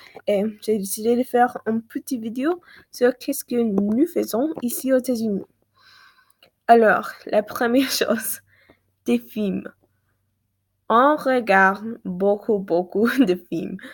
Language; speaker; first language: French; non-native, learner; English